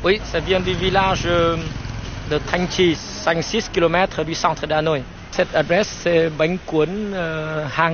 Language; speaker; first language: French; non-native, fluent; Vietnamese